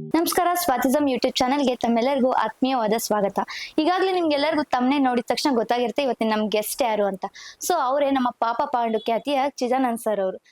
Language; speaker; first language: Kannada; native; Kannada